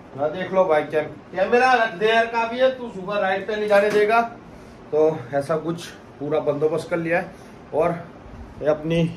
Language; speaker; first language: Hindi; non-native, local second language; Gujarati